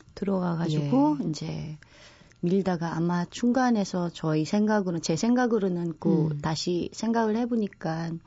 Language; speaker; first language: Korean; non-native, fluent; Filipino